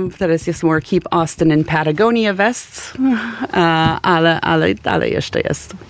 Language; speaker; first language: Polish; early bilingual, heritage; Polish